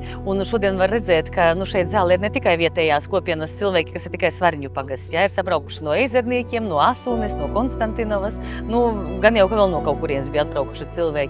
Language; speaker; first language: Latvian; native; Latvian